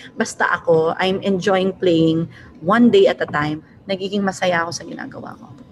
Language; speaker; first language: Filipino; non-native, local second language; Hiligaynon